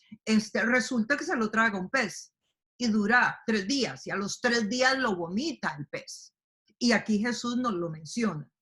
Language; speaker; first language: Spanish; native; Spanish